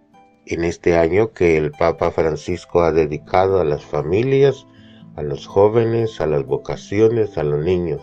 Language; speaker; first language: Spanish; native; Spanish